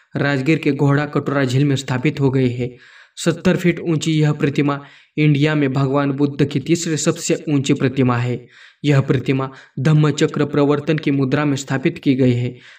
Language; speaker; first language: Hindi; non-native, local second language; Marathi